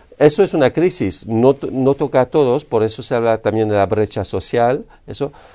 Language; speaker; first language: Spanish; non-native, fluent; French